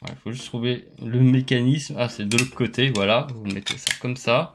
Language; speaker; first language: French; native; French